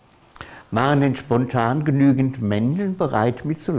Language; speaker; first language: German; native; German